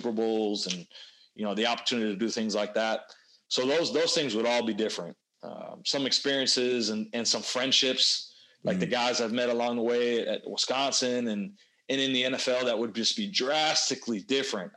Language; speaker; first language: English; native; English